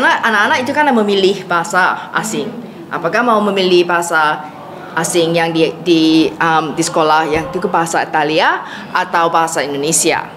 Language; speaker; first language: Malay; non-native, fluent; English